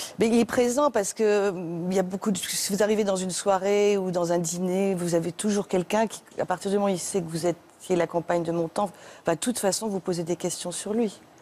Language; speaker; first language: French; native; French